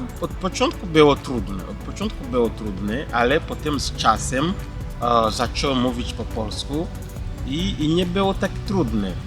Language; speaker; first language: Polish; non-native, learner; Kinyarwanda